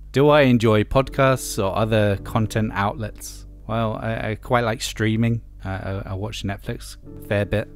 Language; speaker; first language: English; native; English